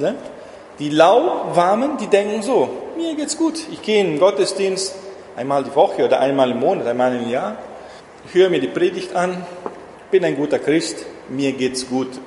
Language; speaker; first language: German; non-native, fluent; Portuguese